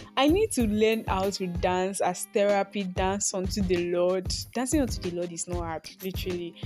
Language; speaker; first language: English; non-native, local second language; Yoruba